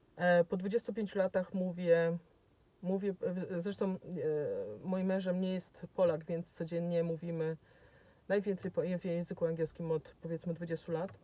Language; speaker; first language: Polish; native; Polish